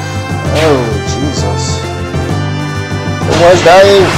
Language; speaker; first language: English; native; English